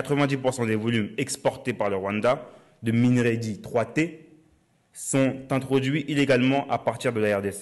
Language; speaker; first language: French; native; French